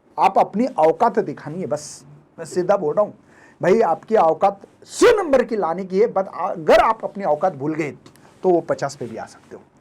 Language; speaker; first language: Hindi; non-native, local second language; Marathi